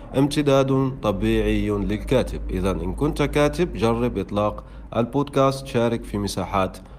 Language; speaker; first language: Arabic; native; Arabic